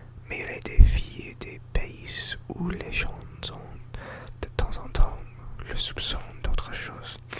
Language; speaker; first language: French; non-native, learner; English